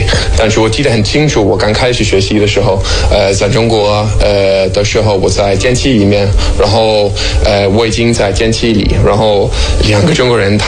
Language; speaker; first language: Chinese; non-native, fluent; Danish